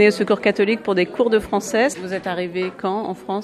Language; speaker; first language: French; native; French